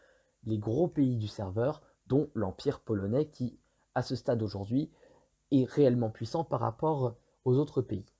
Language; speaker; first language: French; native; French